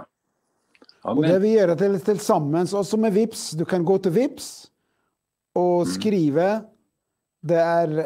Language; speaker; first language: Norwegian; non-native, fluent; Arabic